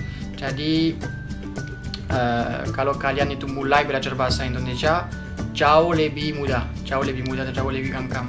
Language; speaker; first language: Indonesian; non-native, fluent; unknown